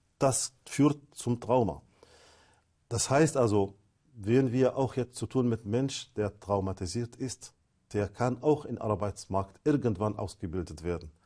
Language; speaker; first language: German; non-native, fluent; Arabic